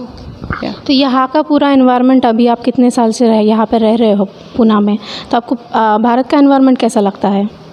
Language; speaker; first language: Hindi; non-native, local second language; Marathi